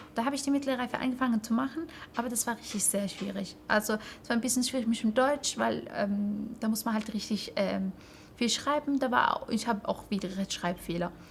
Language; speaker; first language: German; non-native, fluent; Arabic